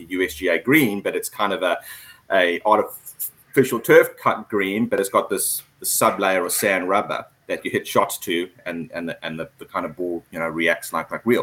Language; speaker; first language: English; native; English